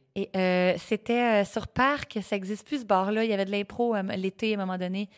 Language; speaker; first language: French; native; French